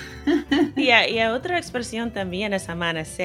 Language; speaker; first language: Spanish; non-native, fluent; English